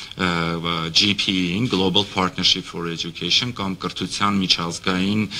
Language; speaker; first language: Armenian; native; Armenian